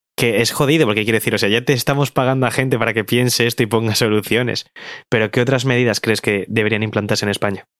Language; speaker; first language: Spanish; native; Spanish